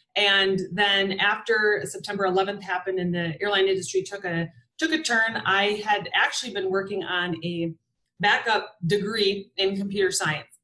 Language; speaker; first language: English; native; English